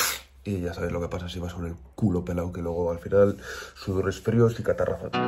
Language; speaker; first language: Spanish; native; Spanish